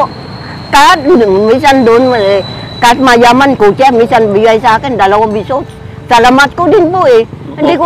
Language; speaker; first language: Filipino; non-native, learner; Vietnamese